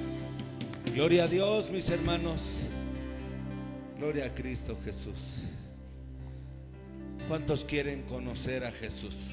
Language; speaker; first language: Spanish; native; Spanish